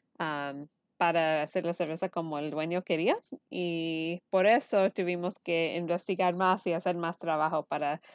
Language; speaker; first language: Spanish; early bilingual, heritage; Spanish